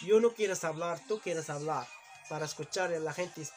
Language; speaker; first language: Spanish; non-native, learner; Arabic